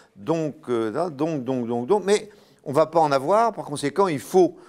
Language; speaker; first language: French; native; French